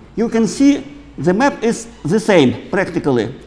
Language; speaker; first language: English; non-native, fluent; Ukrainian